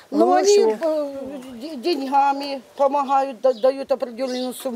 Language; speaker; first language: Russian; native; Russian